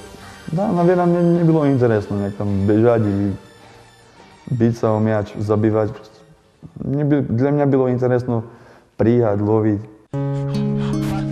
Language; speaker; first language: Russian; non-native, learner; Slovak